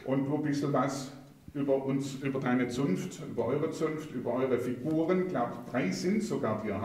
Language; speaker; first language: German; native; German